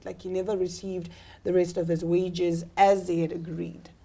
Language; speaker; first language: English; native; English